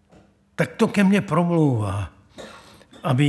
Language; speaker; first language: Czech; native; Czech